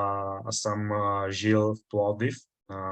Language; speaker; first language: Bulgarian; non-native, learner; Italian